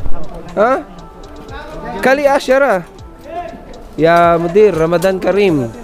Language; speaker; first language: Arabic; non-native, learner; Filipino